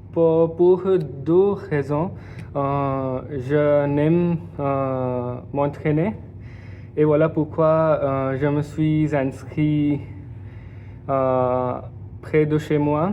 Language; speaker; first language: French; non-native, learner; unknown